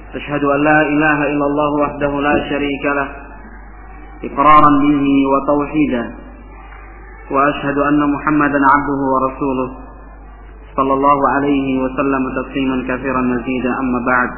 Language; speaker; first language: Arabic; non-native, fluent; Indonesian